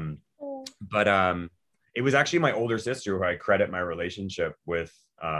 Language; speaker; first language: English; native; English